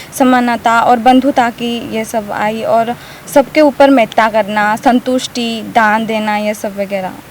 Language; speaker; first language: Hindi; non-native, local second language; Odia